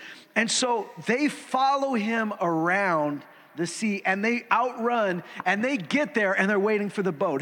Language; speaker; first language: English; native; English